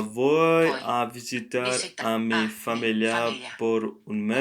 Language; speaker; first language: Spanish; non-native, learner; English